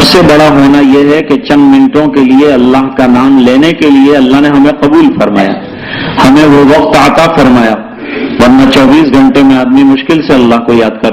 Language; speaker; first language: Urdu; native; Urdu